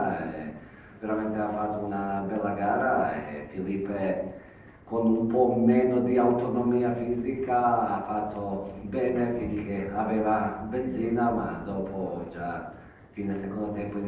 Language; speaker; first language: Italian; non-native, fluent; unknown